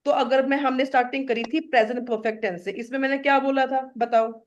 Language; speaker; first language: Hindi; non-native, local second language; Punjabi